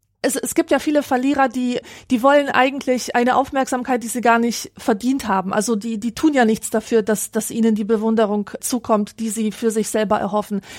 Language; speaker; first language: German; early bilingual, other home language; Polish